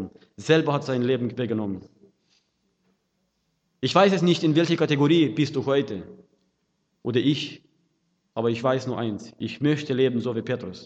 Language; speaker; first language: German; non-native, fluent; Russian